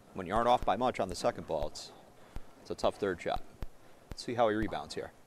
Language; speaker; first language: English; native; English